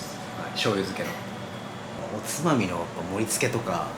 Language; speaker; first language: Japanese; native; Japanese